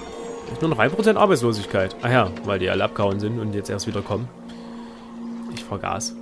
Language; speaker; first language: German; native; German